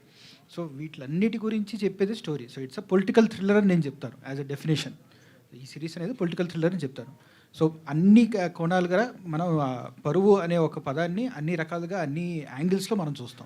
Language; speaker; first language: Telugu; native; Telugu